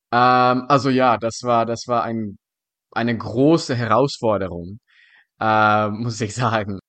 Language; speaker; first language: German; non-native, fluent; Czech